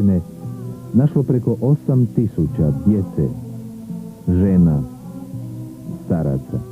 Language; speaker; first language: Bosnian; native; Bosnian